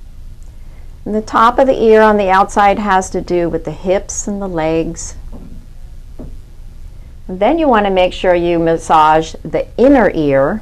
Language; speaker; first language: English; native; English